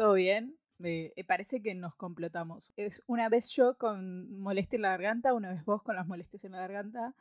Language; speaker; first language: Spanish; native; Spanish